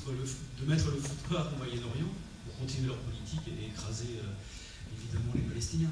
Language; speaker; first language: French; native; French